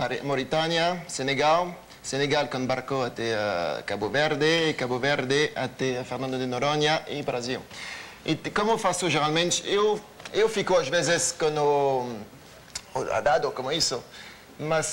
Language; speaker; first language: Portuguese; non-native, learner; French